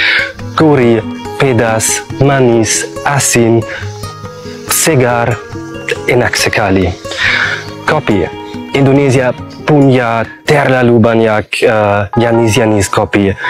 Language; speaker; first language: Indonesian; non-native, learner; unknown